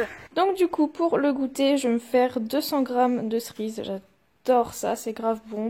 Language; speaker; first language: French; native; French